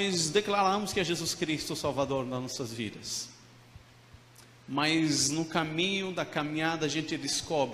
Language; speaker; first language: Portuguese; non-native, fluent; Arabic